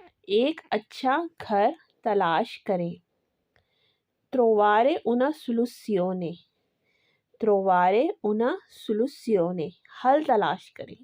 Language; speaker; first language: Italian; non-native, fluent; Urdu